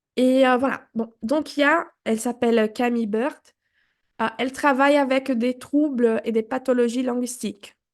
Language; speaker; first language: French; non-native, fluent; Portuguese